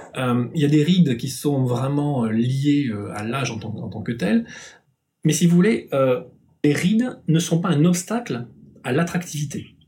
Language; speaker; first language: French; native; French